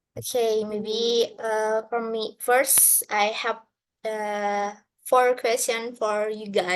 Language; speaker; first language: English; non-native, learner; Indonesian